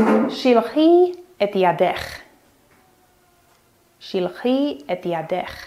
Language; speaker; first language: Hebrew; non-native, fluent; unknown